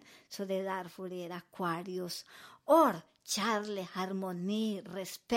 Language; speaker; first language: Swedish; non-native, learner; Spanish